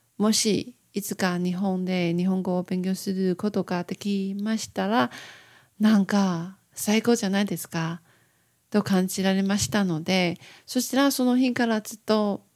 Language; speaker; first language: Japanese; non-native, learner; Chinese